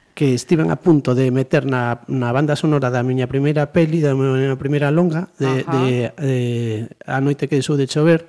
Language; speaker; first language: Galician; native; Galician